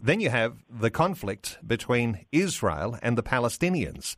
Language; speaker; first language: English; native; English